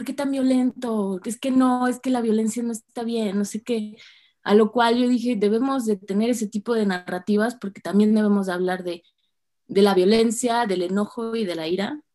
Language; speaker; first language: Spanish; native; Spanish